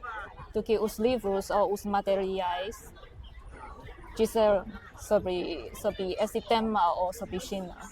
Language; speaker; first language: Portuguese; non-native, fluent; Chinese